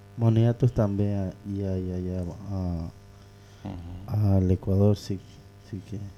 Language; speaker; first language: Catalan; non-native, learner; Spanish